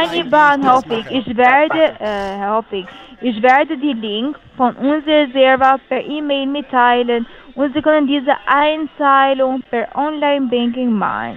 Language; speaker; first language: German; non-native, learner; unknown